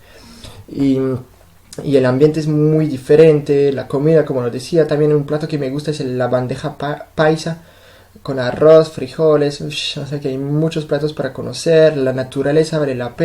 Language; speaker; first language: Spanish; non-native, fluent; French